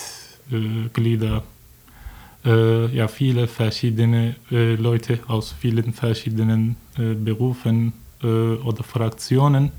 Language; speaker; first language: German; non-native, learner; Turkish